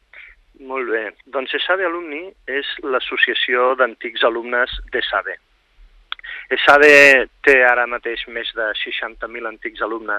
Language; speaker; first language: Catalan; native; Catalan